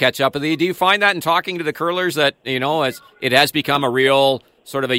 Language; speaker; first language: English; native; English